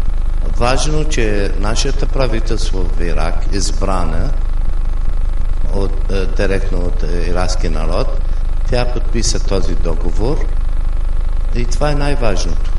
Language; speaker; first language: Bulgarian; non-native, fluent; Arabic